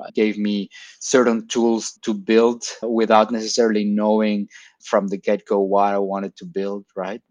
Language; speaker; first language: English; non-native, fluent; Spanish